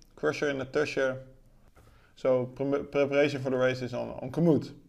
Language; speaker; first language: English; non-native, fluent; Dutch